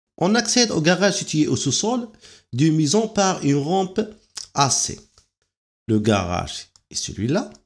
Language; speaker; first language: French; non-native, local second language; Arabic